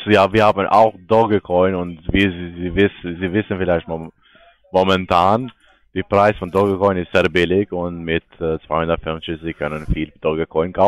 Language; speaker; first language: German; non-native, learner; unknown